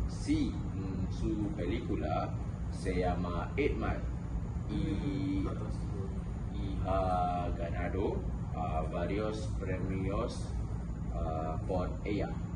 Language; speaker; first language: Spanish; non-native, learner; Malay